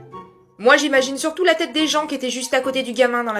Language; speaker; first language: French; native; French